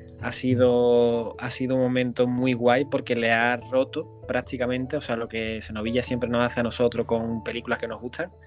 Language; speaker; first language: Spanish; native; Spanish